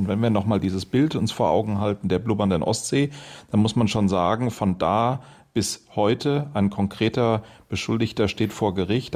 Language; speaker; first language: German; native; German